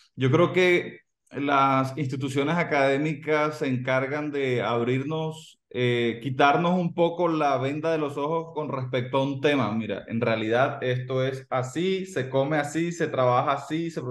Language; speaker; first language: Spanish; native; Spanish